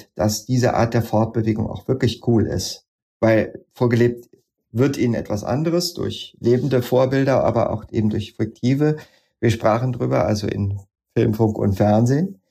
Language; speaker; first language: German; native; German